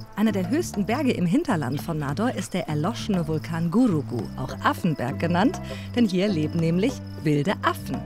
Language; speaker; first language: German; early bilingual, other home language; Riffian